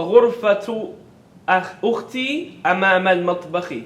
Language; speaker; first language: Arabic; non-native, fluent; English